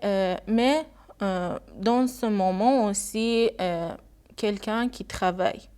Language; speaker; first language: French; non-native, learner; Persian